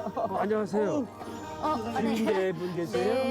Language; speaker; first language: Korean; native; Korean